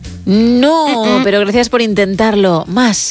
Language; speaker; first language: Spanish; native; Spanish